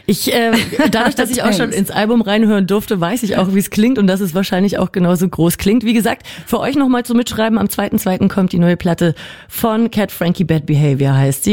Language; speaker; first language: German; native; German